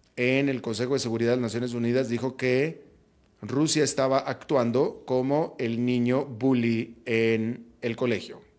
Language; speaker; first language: Spanish; native; Spanish